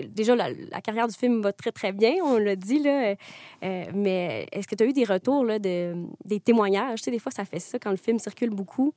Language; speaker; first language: French; native; French